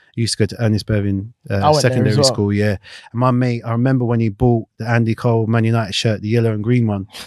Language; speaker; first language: English; native; English